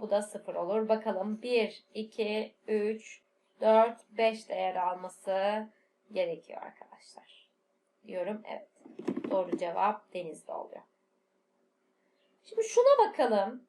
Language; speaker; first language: Turkish; native; Turkish